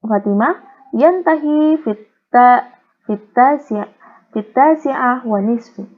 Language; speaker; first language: Arabic; non-native, learner; Indonesian